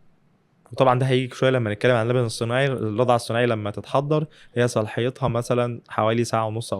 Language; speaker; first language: Arabic; native; Arabic